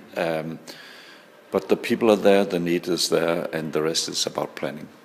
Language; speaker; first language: English; non-native, fluent; Danish